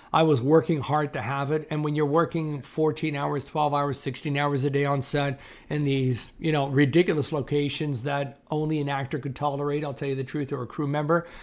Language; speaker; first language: English; native; English